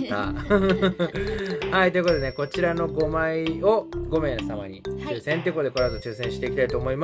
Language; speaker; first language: Japanese; native; Japanese